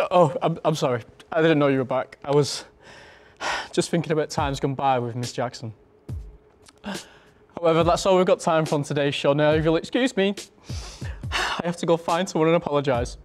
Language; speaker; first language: English; native; English